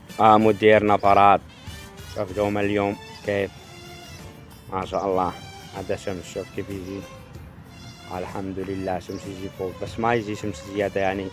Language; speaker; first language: Arabic; non-native, learner; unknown